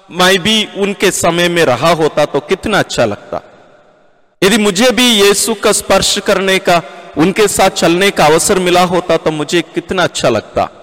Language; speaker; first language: Hindi; non-native, local second language; Malayalam